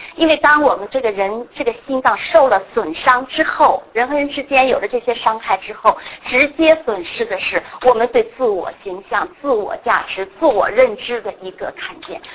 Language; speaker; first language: Chinese; native; Chinese